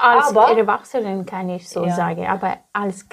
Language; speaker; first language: German; non-native, learner; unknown